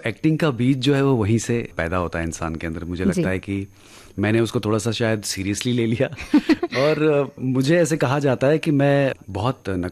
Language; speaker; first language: Hindi; native; Hindi